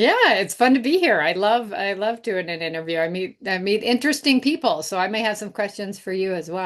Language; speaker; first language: English; native; English